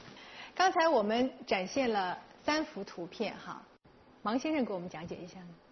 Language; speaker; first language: Chinese; native; Chinese